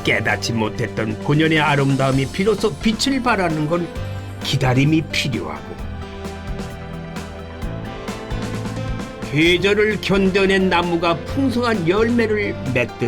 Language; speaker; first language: Korean; native; Korean